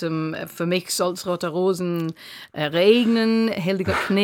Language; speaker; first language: German; non-native, fluent; English